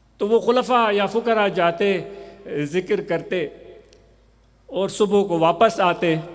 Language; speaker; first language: Urdu; non-native, local second language; Sindhi